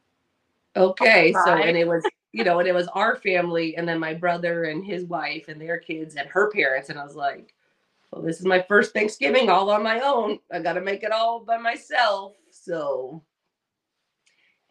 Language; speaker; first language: English; native; English